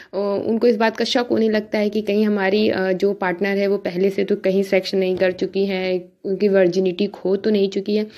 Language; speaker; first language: Hindi; native; Hindi